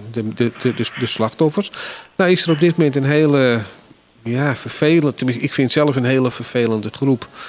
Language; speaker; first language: Dutch; native; Dutch